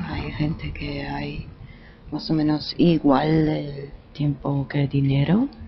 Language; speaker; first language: Spanish; non-native, fluent; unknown